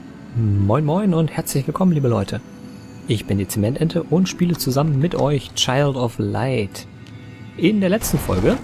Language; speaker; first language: German; native; German